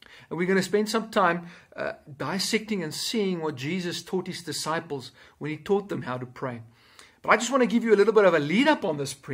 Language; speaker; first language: English; non-native, local second language; Afrikaans